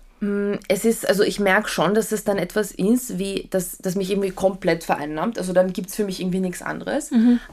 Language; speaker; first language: German; early bilingual, other home language; Polish